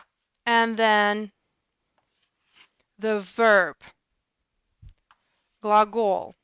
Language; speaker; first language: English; non-native, fluent; Russian